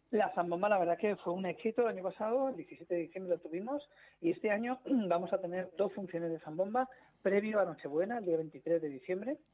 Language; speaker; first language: Spanish; native; Spanish